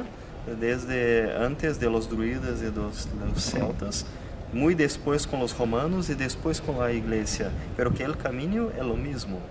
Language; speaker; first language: Spanish; non-native, fluent; Italian